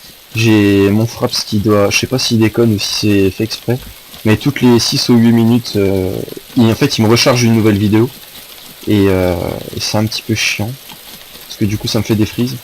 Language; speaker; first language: French; native; French